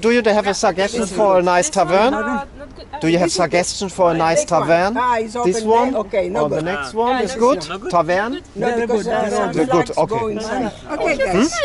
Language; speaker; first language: English; non-native, learner; German